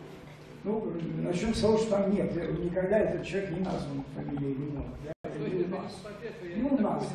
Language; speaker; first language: Russian; native; Russian